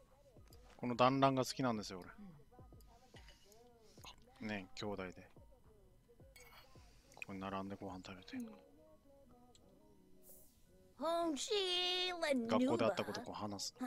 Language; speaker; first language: Japanese; native; Japanese